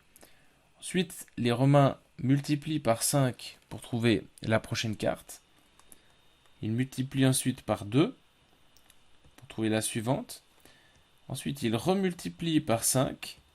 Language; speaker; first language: French; native; French